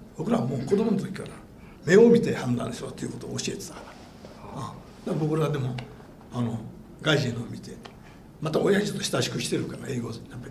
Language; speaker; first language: Japanese; non-native, fluent; English